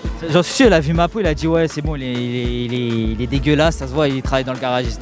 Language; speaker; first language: French; native; French